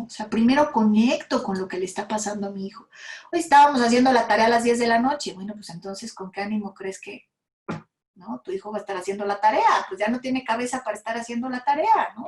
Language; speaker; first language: Spanish; native; Spanish